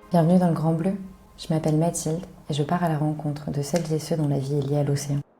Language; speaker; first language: French; native; French